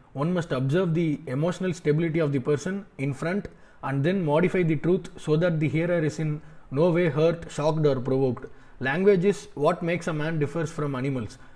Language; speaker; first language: English; non-native, local second language; Tamil